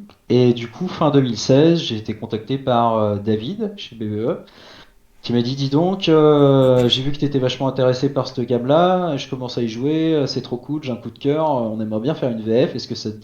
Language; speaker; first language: French; native; French